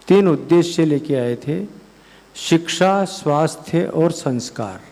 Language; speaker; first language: Hindi; non-native, local second language; Gujarati